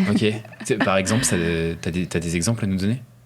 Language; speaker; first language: French; native; French